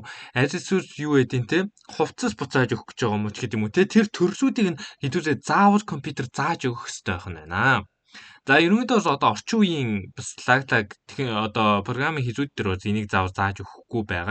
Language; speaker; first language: Mongolian; native; Mongolian